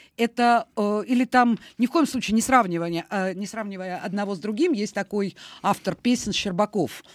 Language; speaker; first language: Russian; native; Russian